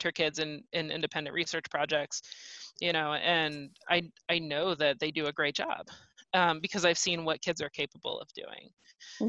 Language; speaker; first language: English; native; English